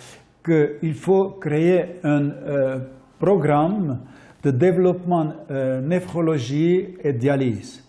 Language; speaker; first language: French; non-native, fluent; Armenian